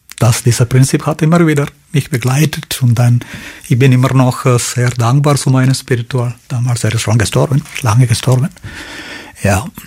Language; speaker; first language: German; non-native, fluent; Malayalam